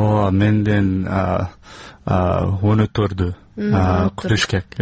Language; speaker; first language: Kyrgyz; non-native, learner; English